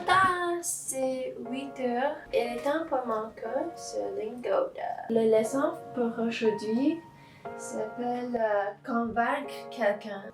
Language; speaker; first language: French; non-native, learner; English